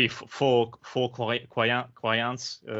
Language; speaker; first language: French; non-native, learner; Italian